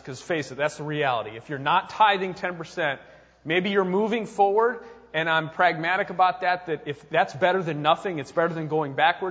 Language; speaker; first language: English; native; English